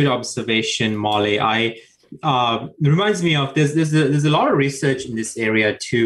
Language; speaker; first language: English; non-native, local second language; Sinhala